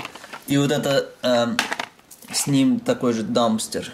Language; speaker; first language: Russian; native; Russian